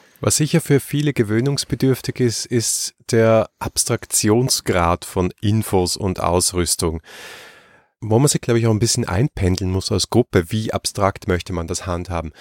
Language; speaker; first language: German; native; German